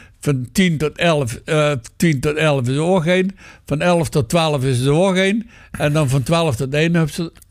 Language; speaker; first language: Dutch; native; Dutch